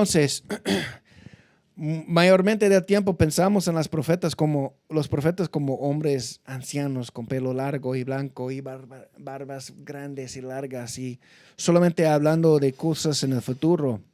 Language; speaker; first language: Spanish; non-native, fluent; English